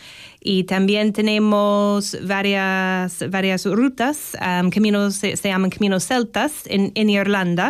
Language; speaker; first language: Spanish; non-native, fluent; English